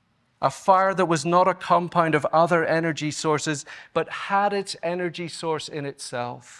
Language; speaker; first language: English; native; English